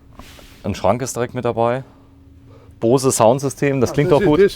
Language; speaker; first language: German; native; German